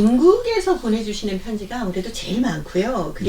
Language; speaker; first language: Korean; native; Korean